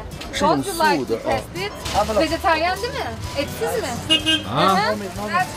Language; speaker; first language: English; non-native, learner; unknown